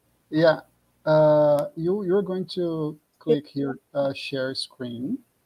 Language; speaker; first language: English; non-native, fluent; Portuguese